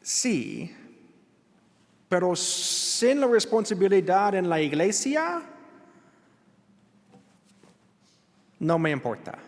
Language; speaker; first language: Spanish; non-native, learner; English